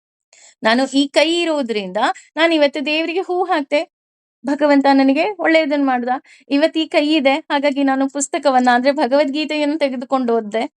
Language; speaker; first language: Kannada; native; Kannada